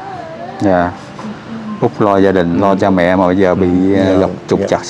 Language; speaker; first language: Vietnamese; native; Vietnamese